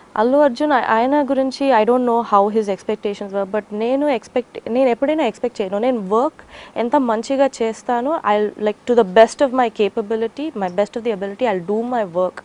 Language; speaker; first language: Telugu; non-native, learner; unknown